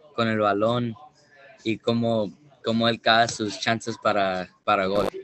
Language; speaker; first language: Spanish; early bilingual, heritage; Spanish